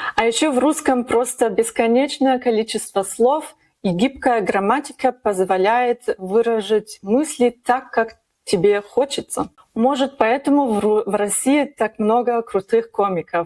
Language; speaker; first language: Russian; early bilingual, heritage; Russian